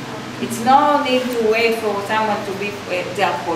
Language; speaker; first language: English; non-native, fluent; Hebrew